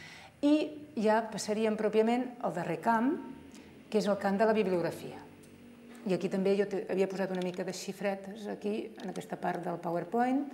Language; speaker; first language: Catalan; native; Catalan